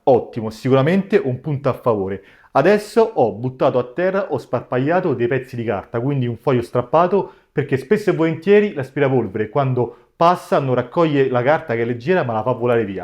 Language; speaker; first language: Italian; native; Italian